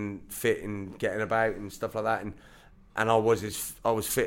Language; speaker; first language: English; native; English